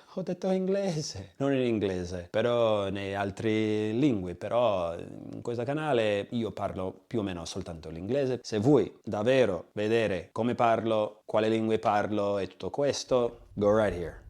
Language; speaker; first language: Italian; non-native, learner; English